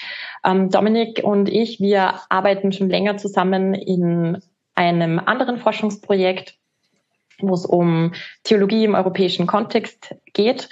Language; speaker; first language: German; native; German